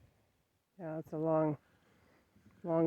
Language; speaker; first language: English; native; English